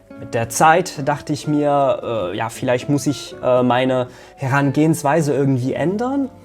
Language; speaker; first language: German; non-native, fluent; Arabic